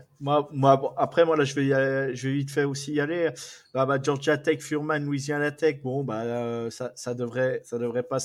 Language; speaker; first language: French; native; French